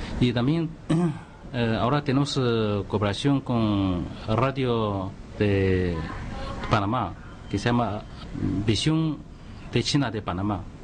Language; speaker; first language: Spanish; non-native, fluent; Chinese